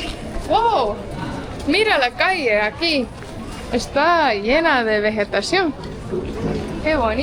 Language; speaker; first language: Spanish; non-native, fluent; Estonian